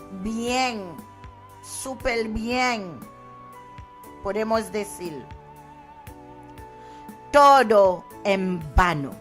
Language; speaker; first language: Spanish; non-native, learner; Haitian Creole